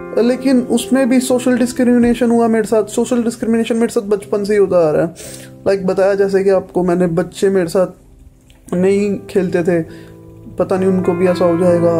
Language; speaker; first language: Hindi; native; Hindi